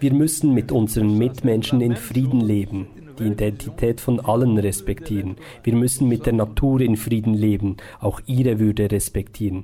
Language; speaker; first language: German; native; German